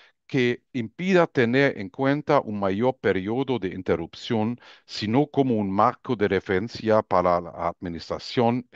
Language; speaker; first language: Spanish; non-native, fluent; German